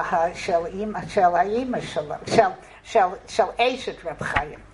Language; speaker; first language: Hebrew; non-native, fluent; English